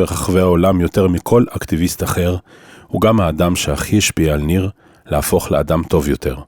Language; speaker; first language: Hebrew; native; Hebrew